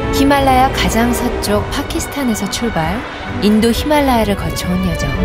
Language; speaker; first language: Korean; native; Korean